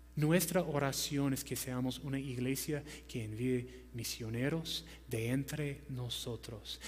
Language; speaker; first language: Spanish; non-native, fluent; English